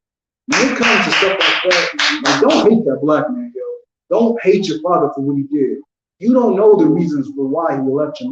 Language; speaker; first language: English; native; English